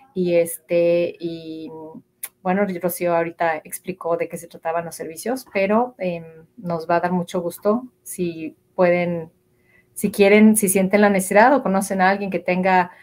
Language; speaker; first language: Spanish; native; Spanish